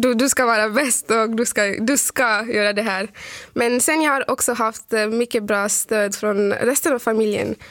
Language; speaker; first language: Swedish; non-native, fluent; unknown